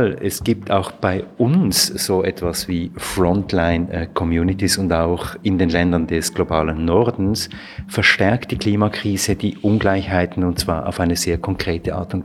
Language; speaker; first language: German; native; German